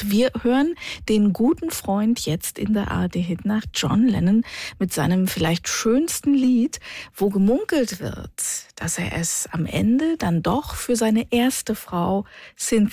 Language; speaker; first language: German; native; German